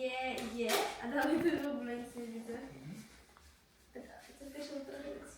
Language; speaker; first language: Polish; early bilingual, other home language; Russian